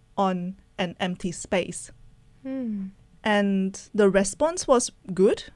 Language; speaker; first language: English; non-native, local second language; Chinese